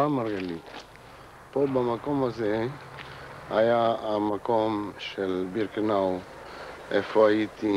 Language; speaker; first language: Hebrew; non-native, fluent; Ladino